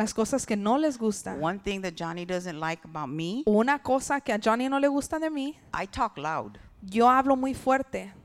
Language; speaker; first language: Spanish; early bilingual, heritage; English